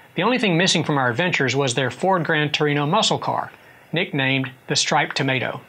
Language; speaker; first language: English; native; English